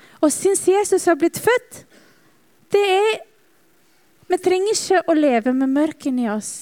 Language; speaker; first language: Norwegian; non-native, fluent; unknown